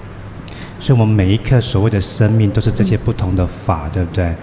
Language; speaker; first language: Chinese; native; Chinese